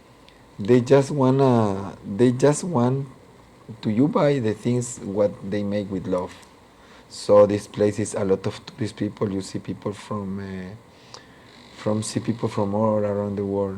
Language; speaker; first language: English; non-native, local second language; Spanish